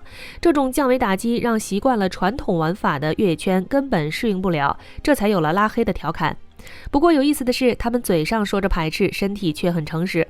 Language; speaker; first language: Chinese; native; Chinese